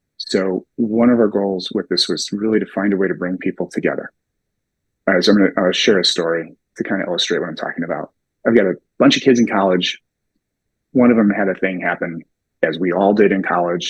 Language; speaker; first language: English; native; English